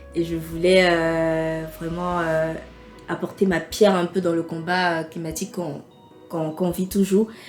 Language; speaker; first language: French; native; French